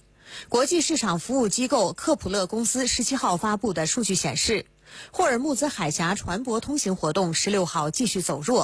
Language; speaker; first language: Chinese; native; Chinese